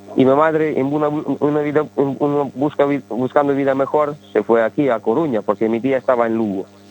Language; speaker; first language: Spanish; early bilingual, other home language; Ukrainian